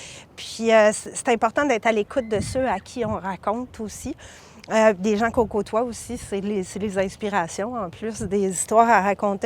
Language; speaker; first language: French; native; French